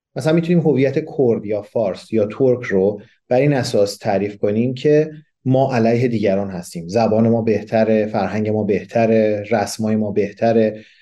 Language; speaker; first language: Persian; non-native, local second language; Kurdish